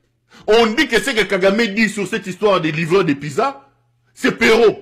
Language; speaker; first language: French; non-native, local second language; Lingala